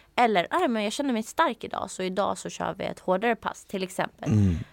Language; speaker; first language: Swedish; native; Swedish